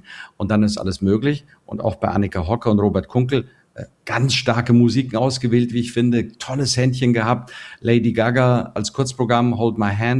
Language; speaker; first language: German; native; German